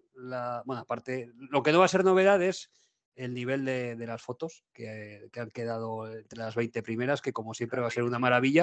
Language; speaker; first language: Spanish; native; Spanish